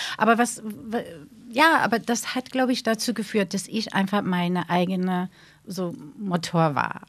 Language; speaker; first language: German; non-native, fluent; English